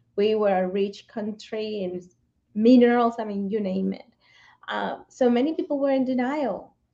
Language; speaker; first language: English; non-native, fluent; Spanish